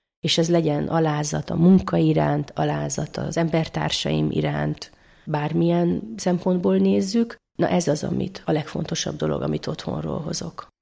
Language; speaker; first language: Hungarian; native; Hungarian